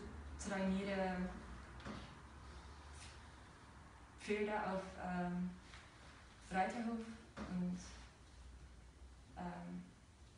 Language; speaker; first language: German; non-native, learner; Dutch